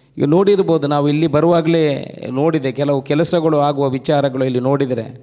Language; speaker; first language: Kannada; non-native, local second language; Tulu